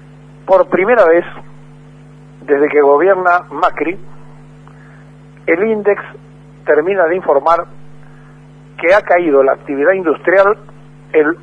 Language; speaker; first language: Spanish; native; Spanish